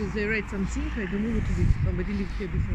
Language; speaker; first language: English; non-native, learner; Russian